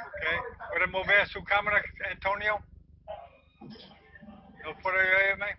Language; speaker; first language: Spanish; non-native, learner; English